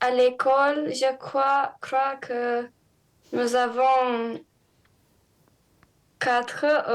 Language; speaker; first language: French; non-native, learner; Romanian